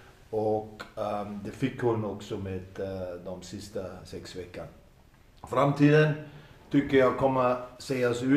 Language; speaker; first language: Swedish; non-native, fluent; German